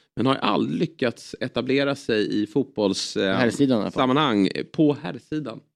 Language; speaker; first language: Swedish; native; Swedish